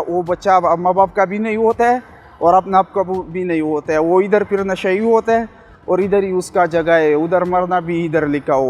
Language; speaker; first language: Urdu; non-native, local second language; Pashto